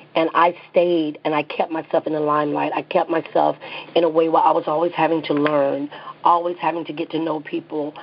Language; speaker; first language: English; native; English